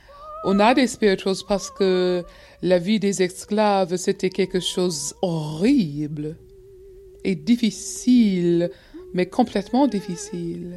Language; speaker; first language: French; non-native, fluent; English